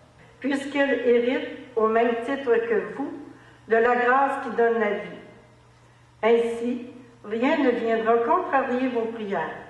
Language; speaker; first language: French; native; French